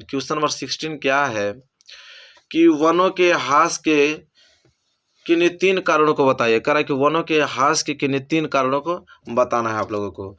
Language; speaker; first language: Hindi; native; Hindi